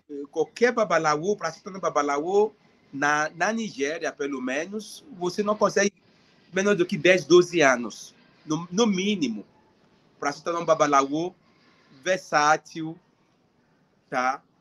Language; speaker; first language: Portuguese; non-native, fluent; Yoruba